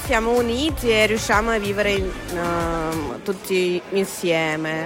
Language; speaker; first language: Italian; non-native, learner; Russian